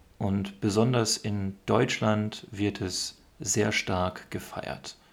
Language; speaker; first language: German; native; German